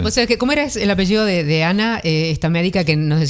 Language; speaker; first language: Spanish; native; Spanish